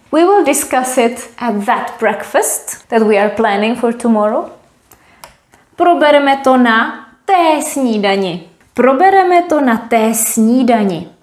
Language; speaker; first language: English; non-native, fluent; Czech